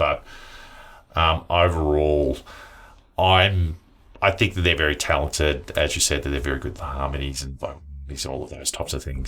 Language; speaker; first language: English; native; English